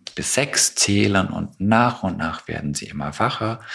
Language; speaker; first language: German; non-native, fluent; English